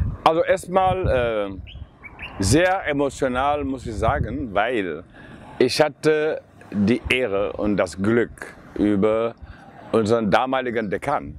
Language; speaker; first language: German; non-native, fluent; Wolof